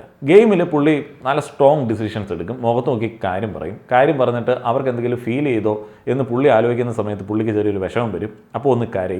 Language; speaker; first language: Malayalam; native; Malayalam